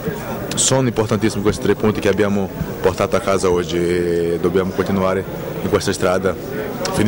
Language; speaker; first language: Italian; non-native, fluent; Portuguese